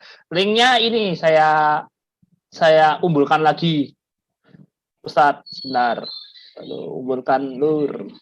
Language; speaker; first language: Indonesian; native; Indonesian